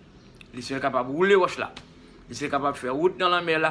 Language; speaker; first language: French; non-native, local second language; Haitian Creole